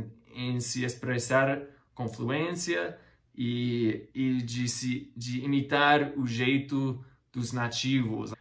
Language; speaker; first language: Portuguese; non-native, fluent; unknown